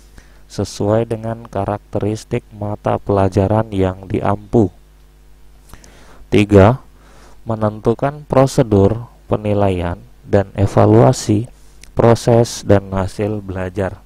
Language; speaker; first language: Indonesian; native; Indonesian